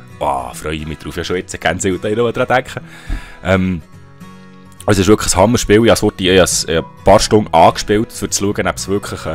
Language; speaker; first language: German; native; German